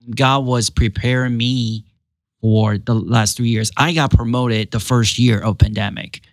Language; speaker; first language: English; non-native, fluent; Chinese